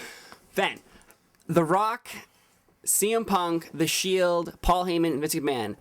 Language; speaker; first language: English; native; English